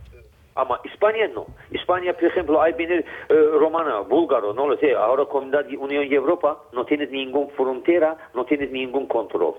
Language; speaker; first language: Spanish; non-native, learner; Azerbaijani